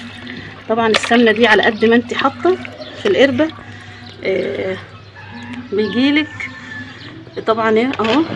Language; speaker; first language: Arabic; native; Arabic